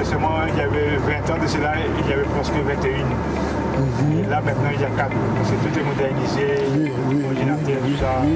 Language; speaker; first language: French; non-native, local second language; Morisyen